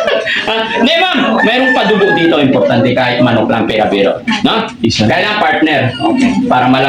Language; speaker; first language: Filipino; native; Filipino